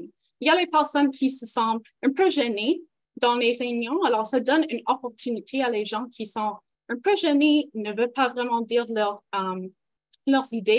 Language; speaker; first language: French; non-native, local second language; English